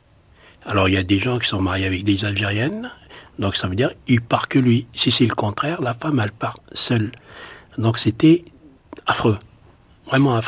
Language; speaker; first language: French; non-native, local second language; Arabic